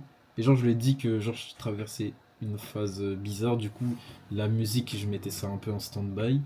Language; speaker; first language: French; native; French